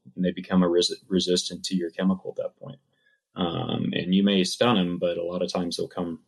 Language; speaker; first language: English; native; English